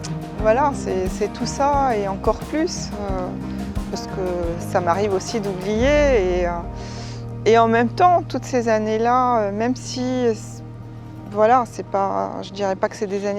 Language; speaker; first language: French; native; French